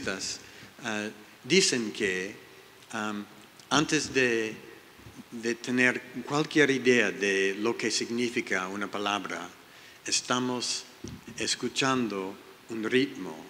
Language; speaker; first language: Spanish; non-native, learner; English